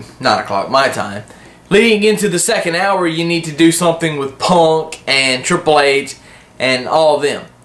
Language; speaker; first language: English; native; English